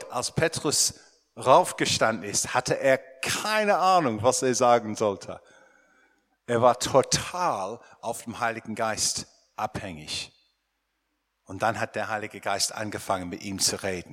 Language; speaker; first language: German; non-native, fluent; English